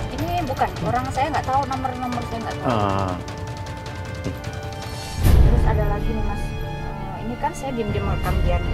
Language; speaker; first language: Indonesian; native; Indonesian